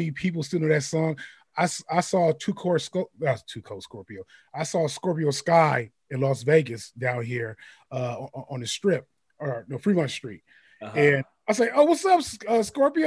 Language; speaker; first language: English; native; English